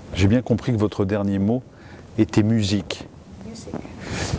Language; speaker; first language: French; native; French